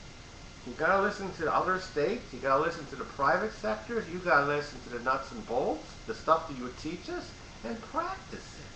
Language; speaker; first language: English; native; English